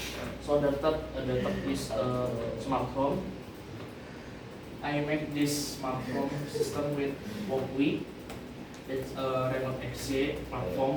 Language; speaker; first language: English; non-native, learner; Indonesian